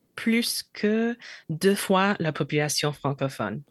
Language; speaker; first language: French; non-native, fluent; English